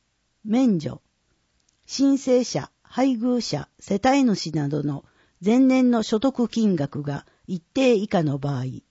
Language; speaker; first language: Japanese; native; Japanese